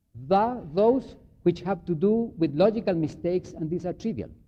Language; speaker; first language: English; non-native, fluent; Spanish